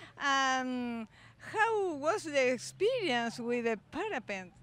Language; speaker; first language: English; non-native, learner; Spanish